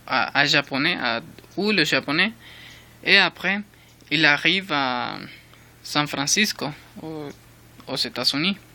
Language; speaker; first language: French; non-native, learner; Spanish